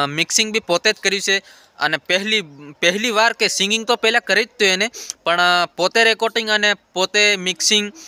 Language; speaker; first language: Gujarati; non-native, local second language; Bhili